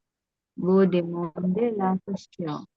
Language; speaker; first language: French; non-native, learner; English